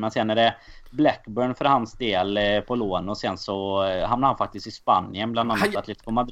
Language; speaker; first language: Swedish; native; Swedish